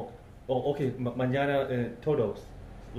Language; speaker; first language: Spanish; non-native, learner; English